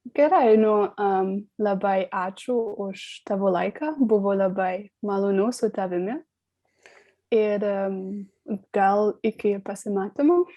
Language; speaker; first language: Lithuanian; non-native, learner; German